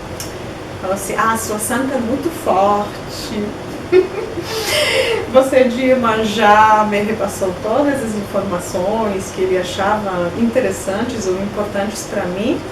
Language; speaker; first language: Portuguese; non-native, fluent; Polish